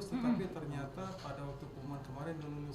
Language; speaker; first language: Indonesian; native; Indonesian